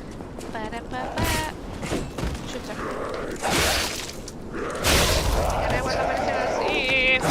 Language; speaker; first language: Spanish; native; Spanish